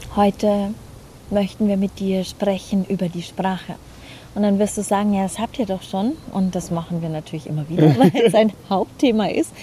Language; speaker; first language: German; native; German